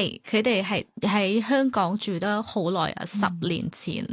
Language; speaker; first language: Cantonese; non-native, learner; Thai